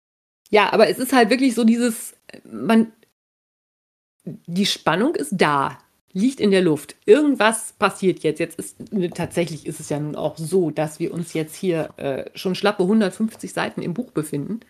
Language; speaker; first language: German; native; German